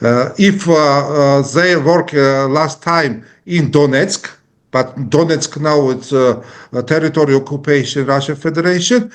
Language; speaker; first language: English; non-native, learner; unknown